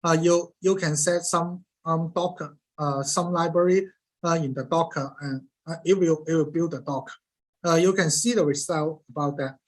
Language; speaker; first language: English; non-native, learner; Cantonese